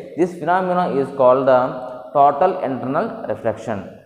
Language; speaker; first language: English; non-native, local second language; Telugu